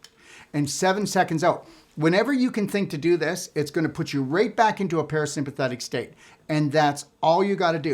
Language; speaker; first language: English; native; English